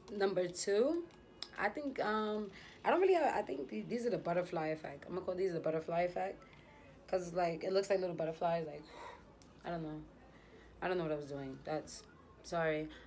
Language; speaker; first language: English; native; English